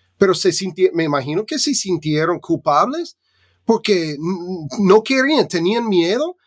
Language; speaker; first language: Spanish; non-native, fluent; English